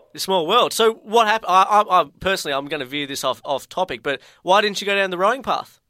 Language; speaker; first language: English; native; English